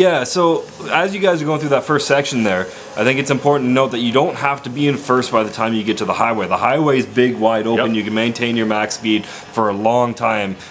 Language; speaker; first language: English; native; English